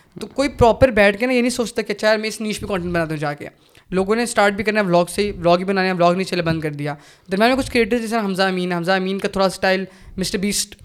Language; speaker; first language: Urdu; native; Urdu